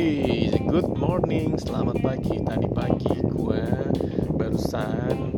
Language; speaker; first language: Indonesian; native; Indonesian